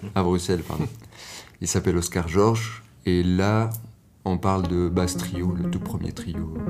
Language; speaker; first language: French; non-native, local second language; Arabic